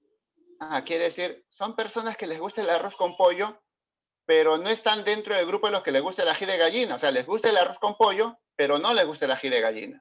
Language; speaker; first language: Spanish; native; Spanish